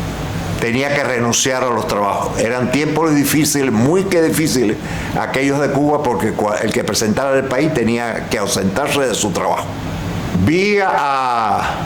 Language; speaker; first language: Spanish; native; Spanish